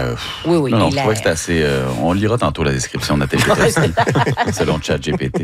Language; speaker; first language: French; native; French